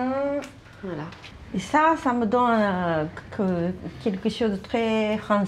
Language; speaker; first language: French; non-native, learner; Japanese